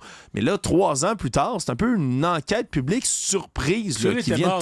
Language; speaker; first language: French; native; French